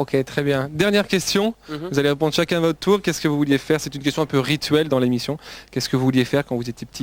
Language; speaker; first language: French; native; French